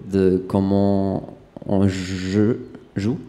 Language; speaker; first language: French; non-native, fluent; Spanish